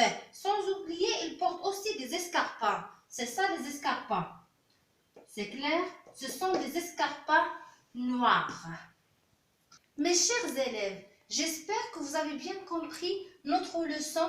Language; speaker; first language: French; non-native, local second language; Arabic